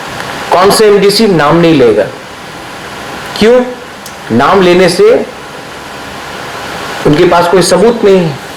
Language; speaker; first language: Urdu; non-native, local second language; Kok Borok